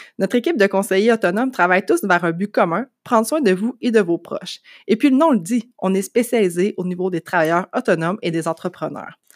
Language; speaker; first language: French; native; French